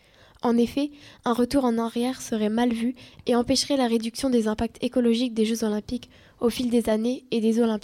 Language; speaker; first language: French; native; French